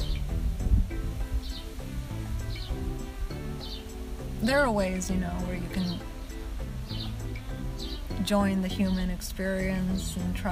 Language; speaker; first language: English; early bilingual, other home language; Spanish